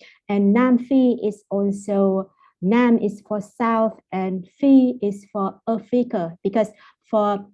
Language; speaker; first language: English; non-native, fluent; Vietnamese